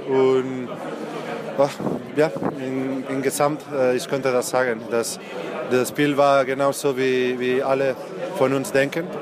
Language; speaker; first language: German; non-native, learner; Spanish